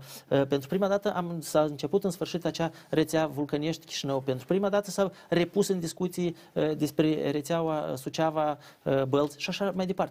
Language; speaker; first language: Romanian; native; Romanian